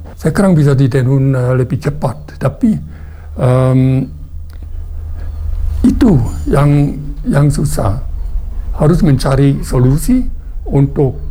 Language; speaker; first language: Indonesian; non-native, fluent; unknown